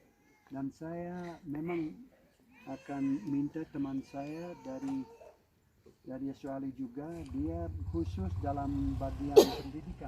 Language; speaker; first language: Indonesian; non-native, fluent; English